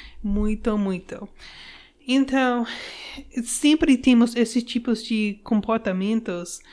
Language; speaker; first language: Portuguese; non-native, learner; English